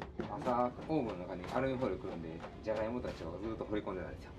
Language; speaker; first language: Japanese; native; Japanese